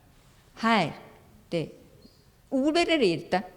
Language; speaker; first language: Mongolian; non-native, fluent; Korean